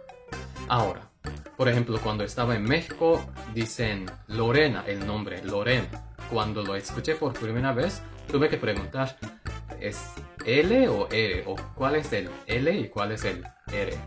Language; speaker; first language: Spanish; non-native, fluent; Japanese